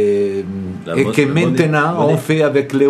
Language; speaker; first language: French; non-native, fluent; Italian